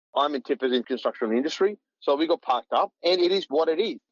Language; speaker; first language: English; non-native, local second language; Punjabi